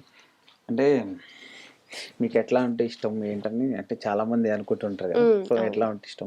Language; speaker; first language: Telugu; native; Telugu